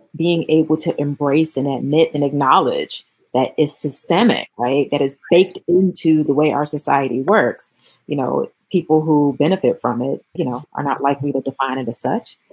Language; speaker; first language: English; native; English